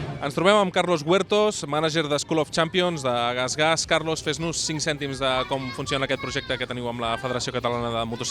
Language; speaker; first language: Catalan; native; Catalan